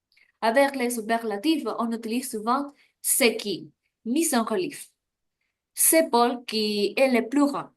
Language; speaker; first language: French; non-native, learner; Spanish